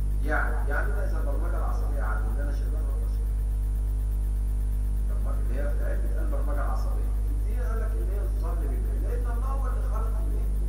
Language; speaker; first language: Arabic; native; Arabic